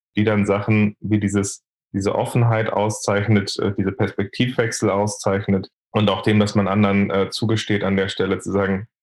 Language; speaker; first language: German; native; German